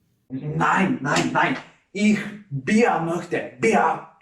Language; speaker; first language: German; non-native, learner; Slovenian